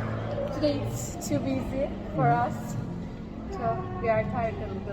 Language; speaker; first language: English; non-native, learner; Turkish